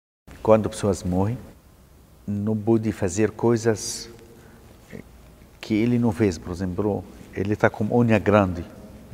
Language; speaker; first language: Portuguese; non-native, learner; Arabic